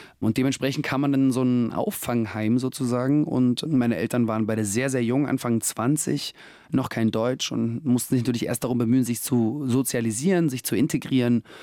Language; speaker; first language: German; early bilingual, other home language; Russian